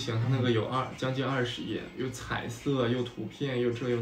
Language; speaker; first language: Chinese; native; Chinese